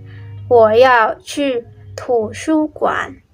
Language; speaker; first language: Chinese; non-native, learner; Indonesian